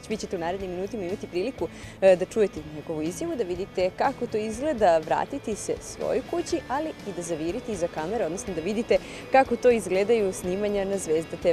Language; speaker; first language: Serbian; native; Serbian